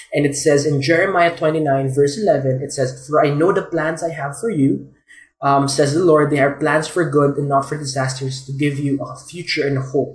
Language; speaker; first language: English; non-native, local second language; Filipino